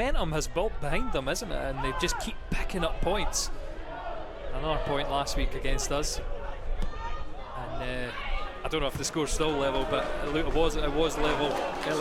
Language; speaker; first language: English; native; English